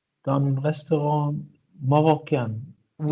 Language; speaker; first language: French; non-native, learner; Arabic